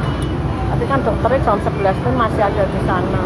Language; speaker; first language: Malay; non-native, local second language; Javanese